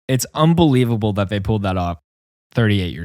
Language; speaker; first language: English; native; English